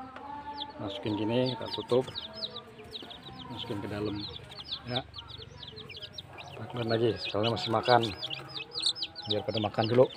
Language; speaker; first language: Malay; non-native, local second language; Javanese